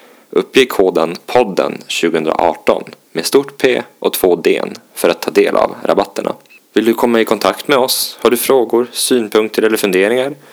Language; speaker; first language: Swedish; native; Swedish